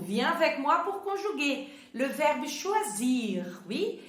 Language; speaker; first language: French; non-native, fluent; Portuguese